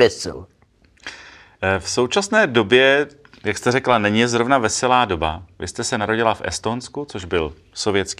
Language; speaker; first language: Czech; native; Czech